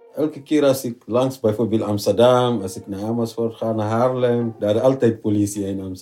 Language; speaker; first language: Dutch; non-native, learner; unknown